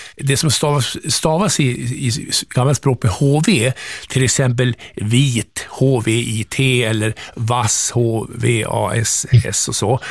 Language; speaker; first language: Swedish; native; Swedish